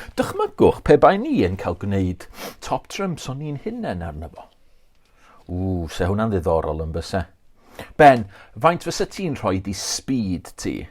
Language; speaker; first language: Welsh; native; Welsh